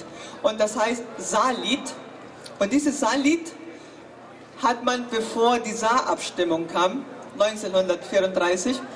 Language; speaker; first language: German; non-native, fluent; Spanish